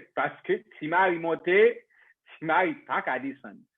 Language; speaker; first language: French; non-native, local second language; Haitian Creole